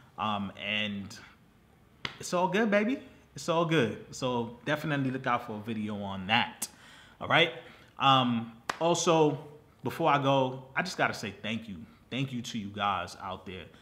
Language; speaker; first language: English; native; English